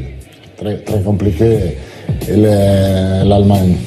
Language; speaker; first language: French; non-native, learner; Italian